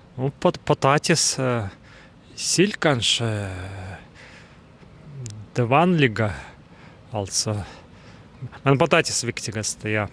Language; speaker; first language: Swedish; non-native, fluent; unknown